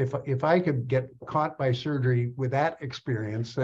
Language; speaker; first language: English; native; English